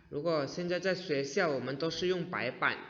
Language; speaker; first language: Chinese; non-native, fluent; Indonesian